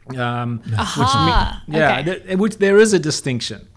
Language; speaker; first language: English; native; English